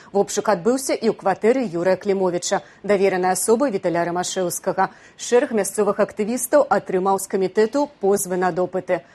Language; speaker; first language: Belarusian; native; Belarusian